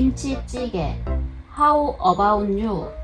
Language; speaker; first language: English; non-native, learner; Korean